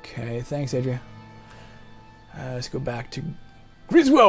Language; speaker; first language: English; native; English